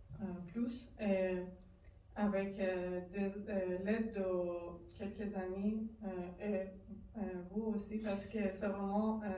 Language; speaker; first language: French; non-native, learner; Persian